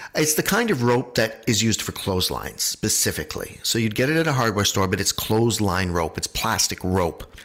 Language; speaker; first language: English; native; English